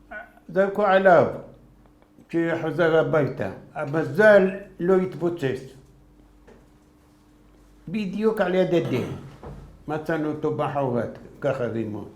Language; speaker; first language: Hebrew; non-native, fluent; Arabic